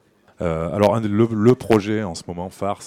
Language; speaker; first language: French; native; French